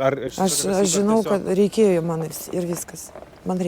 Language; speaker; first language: Lithuanian; early bilingual, other home language; Russian